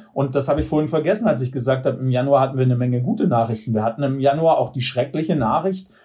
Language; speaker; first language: German; native; German